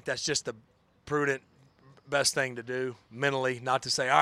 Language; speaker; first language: English; native; English